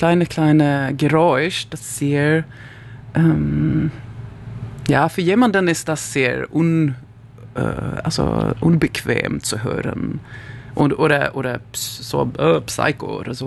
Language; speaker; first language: German; non-native, learner; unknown